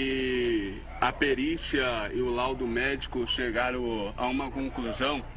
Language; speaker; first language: Portuguese; native; Portuguese